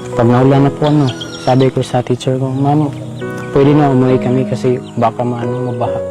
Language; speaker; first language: Filipino; non-native, local second language; Cebuano